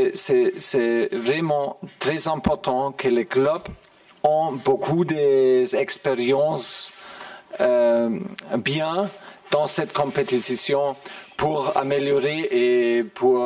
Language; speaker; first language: French; non-native, fluent; German